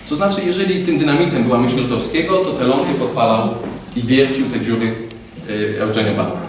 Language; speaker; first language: Polish; native; Polish